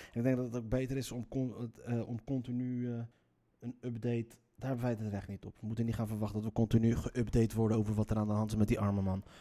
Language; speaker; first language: Dutch; early bilingual, other home language; Riffian